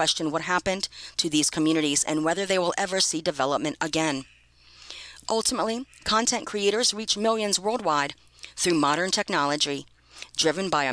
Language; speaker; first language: English; non-native, local second language; Iloko